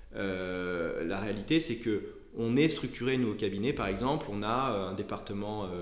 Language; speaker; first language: French; native; French